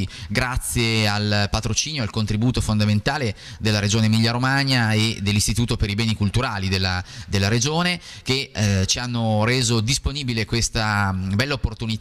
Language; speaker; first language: Italian; native; Italian